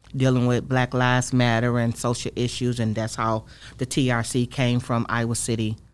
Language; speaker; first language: English; native; English